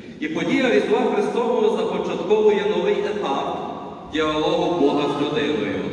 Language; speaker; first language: Ukrainian; native; Ukrainian